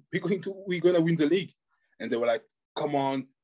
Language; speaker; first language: English; non-native, fluent; French